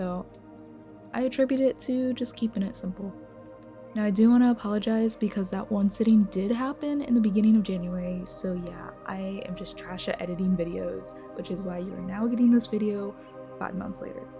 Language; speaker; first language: English; native; English